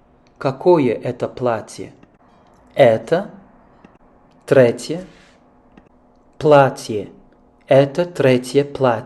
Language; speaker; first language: Russian; non-native, fluent; French